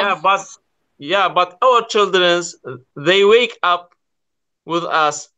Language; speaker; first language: English; non-native, learner; Kurdish